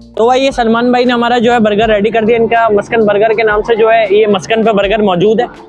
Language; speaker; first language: Urdu; native; Urdu